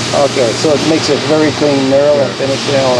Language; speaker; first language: English; non-native, local second language; French